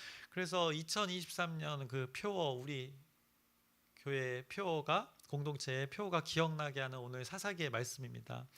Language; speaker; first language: Korean; native; Korean